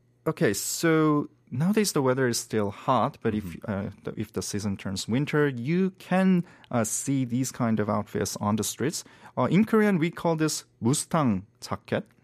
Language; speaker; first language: English; non-native, fluent; Korean